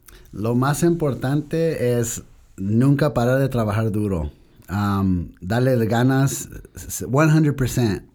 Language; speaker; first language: Spanish; early bilingual, heritage; Spanish